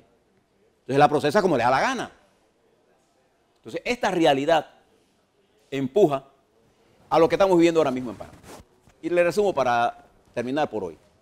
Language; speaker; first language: Spanish; native; Spanish